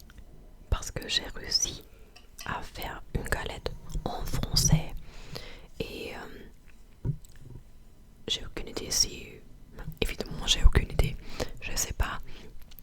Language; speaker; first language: French; non-native, fluent; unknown